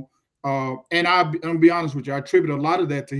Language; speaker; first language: English; native; English